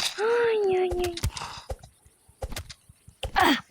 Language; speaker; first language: French; native; French